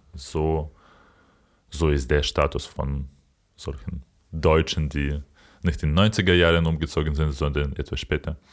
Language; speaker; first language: German; non-native, fluent; Ukrainian